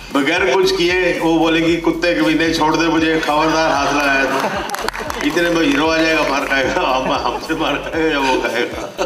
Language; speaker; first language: Hindi; native; Hindi